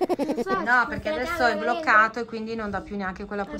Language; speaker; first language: Italian; native; Italian